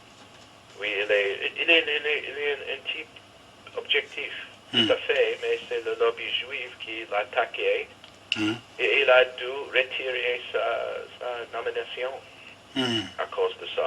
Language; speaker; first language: French; non-native, learner; English